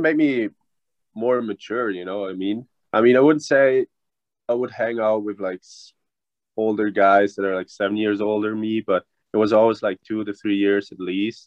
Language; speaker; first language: English; non-native, fluent; Swiss German